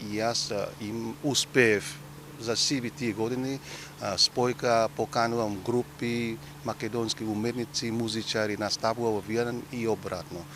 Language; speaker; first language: Macedonian; non-native, fluent; Vietnamese